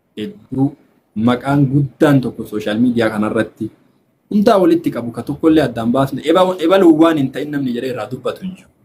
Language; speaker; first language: Oromo; native; Oromo